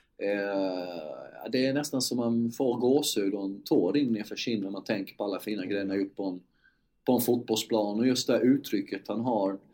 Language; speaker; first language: Swedish; native; Swedish